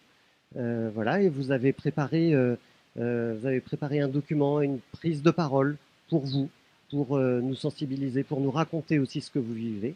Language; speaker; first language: French; native; French